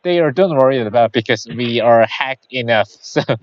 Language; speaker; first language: English; non-native, learner; Korean